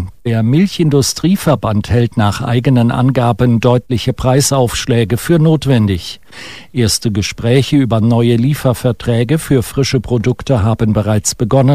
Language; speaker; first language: German; native; German